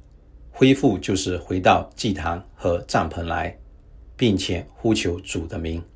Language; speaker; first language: Chinese; native; Chinese